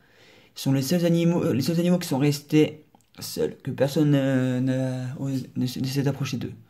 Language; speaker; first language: French; native; French